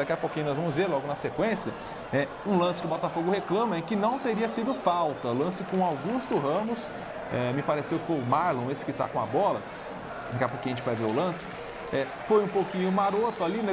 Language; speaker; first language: Portuguese; native; Portuguese